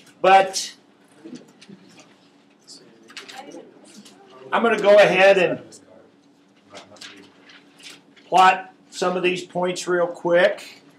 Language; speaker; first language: English; native; English